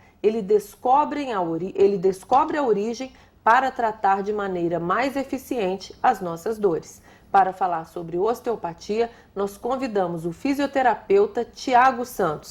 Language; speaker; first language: Portuguese; native; Portuguese